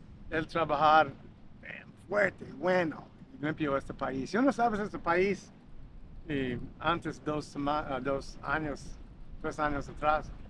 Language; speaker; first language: Spanish; non-native, learner; English